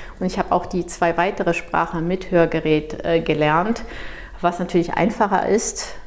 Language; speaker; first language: German; non-native, fluent; Portuguese